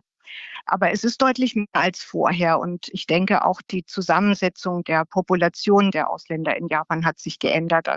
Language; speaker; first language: German; native; German